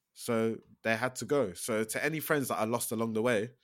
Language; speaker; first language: English; native; English